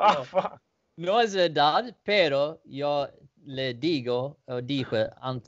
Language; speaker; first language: Spanish; non-native, learner; Danish